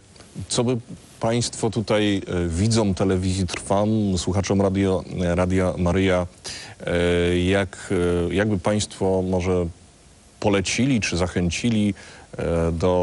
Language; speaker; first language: Polish; native; Polish